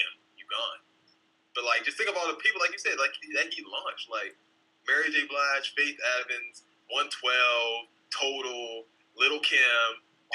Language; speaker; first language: English; native; English